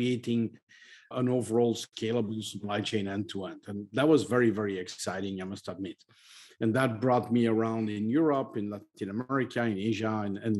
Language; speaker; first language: English; non-native, fluent; French